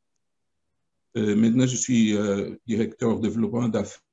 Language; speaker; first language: French; non-native, fluent; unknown